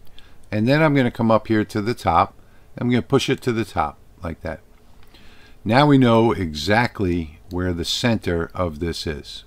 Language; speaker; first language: English; native; English